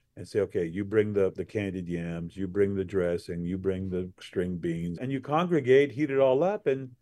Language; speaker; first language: English; early bilingual, other home language; French